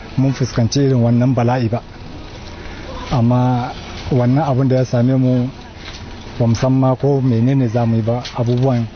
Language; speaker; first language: Hausa; non-native, local second language; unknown